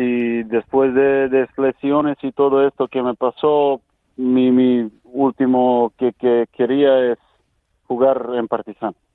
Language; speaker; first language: Spanish; non-native, learner; Serbian